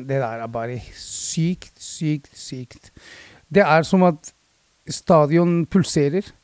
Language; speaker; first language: Norwegian; early bilingual, other home language; Spanish